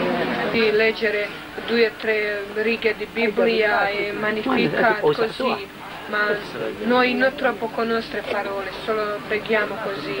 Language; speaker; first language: Italian; non-native, learner; Croatian